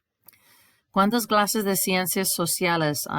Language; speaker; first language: Spanish; non-native, fluent; English